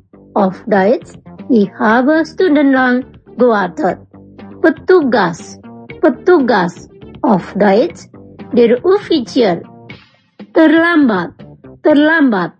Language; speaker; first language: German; non-native, fluent; Indonesian